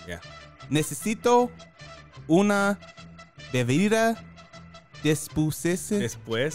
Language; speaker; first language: Spanish; non-native, learner; English